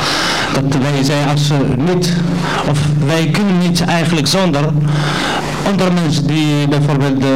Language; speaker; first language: Dutch; non-native, learner; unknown